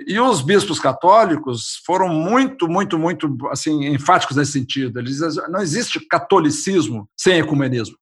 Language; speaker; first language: Portuguese; native; Portuguese